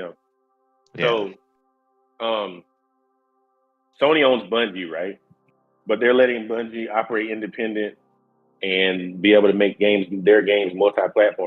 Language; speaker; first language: English; native; English